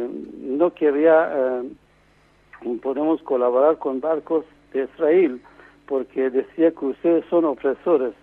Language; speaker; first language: Spanish; non-native, fluent; Persian